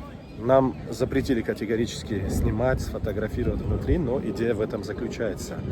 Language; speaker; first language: Russian; non-native, fluent; Tajik